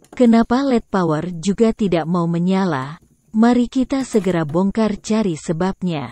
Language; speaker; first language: Indonesian; native; Indonesian